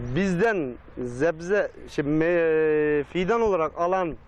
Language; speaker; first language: Turkish; native; Turkish